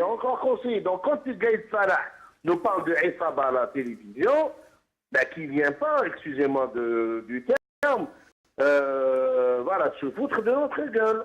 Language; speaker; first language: French; non-native, local second language; Kabyle